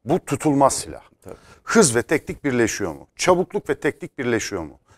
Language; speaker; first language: Turkish; native; Turkish